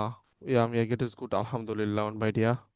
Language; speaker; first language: German; non-native, learner; Bangla